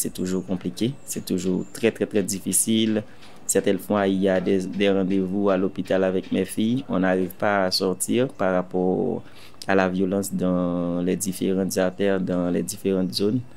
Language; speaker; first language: French; non-native, local second language; Haitian Creole